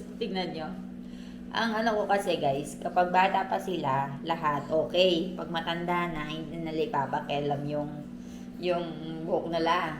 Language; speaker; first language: Filipino; non-native, local second language; Cebuano